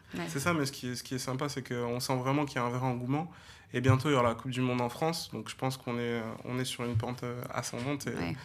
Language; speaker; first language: French; native; French